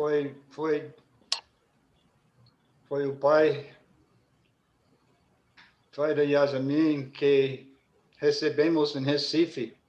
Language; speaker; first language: Portuguese; non-native, fluent; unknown